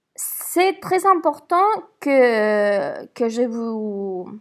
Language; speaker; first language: French; non-native, fluent; Spanish